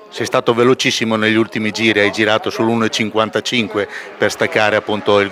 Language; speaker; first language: Italian; native; Italian